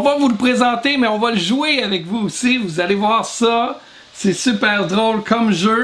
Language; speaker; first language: French; native; French